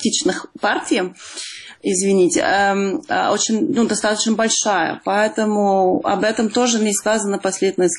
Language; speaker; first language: Russian; non-native, fluent; Dutch